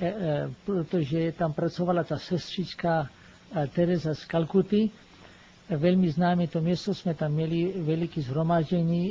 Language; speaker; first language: Czech; non-native, fluent; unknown